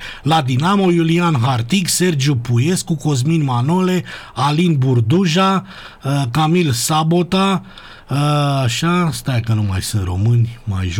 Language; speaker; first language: Romanian; native; Romanian